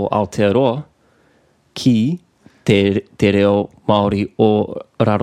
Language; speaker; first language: Māori; non-native, local second language; English